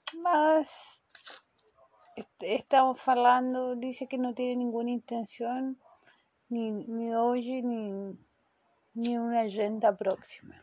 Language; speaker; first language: Portuguese; non-native, fluent; Spanish